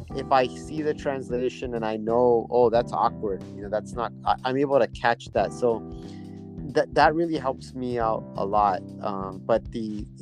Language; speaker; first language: English; native; English